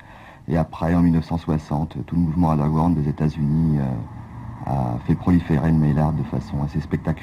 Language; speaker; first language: French; native; French